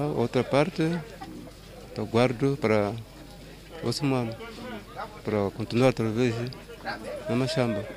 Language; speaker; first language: Portuguese; non-native, local second language; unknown